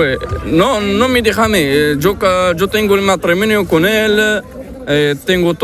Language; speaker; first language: Spanish; non-native, learner; Arabic